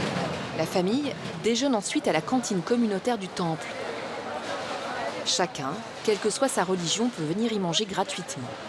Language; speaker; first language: French; native; French